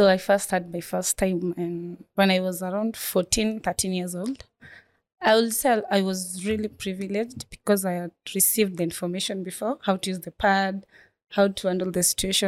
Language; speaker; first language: English; non-native, local second language; Swahili